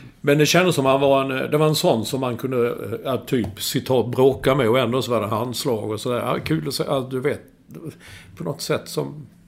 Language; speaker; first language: Swedish; native; Swedish